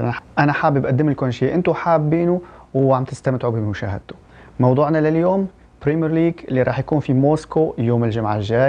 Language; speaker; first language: Arabic; early bilingual, heritage; Arabic